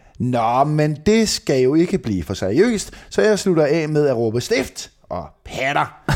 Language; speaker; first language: Danish; native; Danish